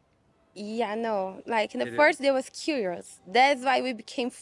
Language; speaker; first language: English; non-native, fluent; Portuguese